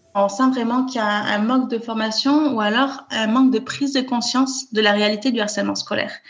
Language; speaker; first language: French; native; French